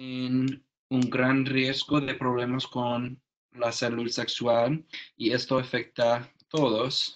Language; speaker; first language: Spanish; non-native, learner; English